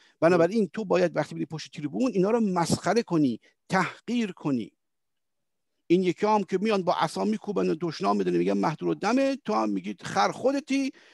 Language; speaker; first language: Persian; early bilingual, heritage; Persian